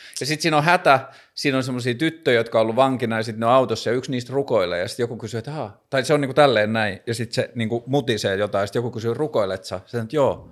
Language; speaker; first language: Finnish; native; Finnish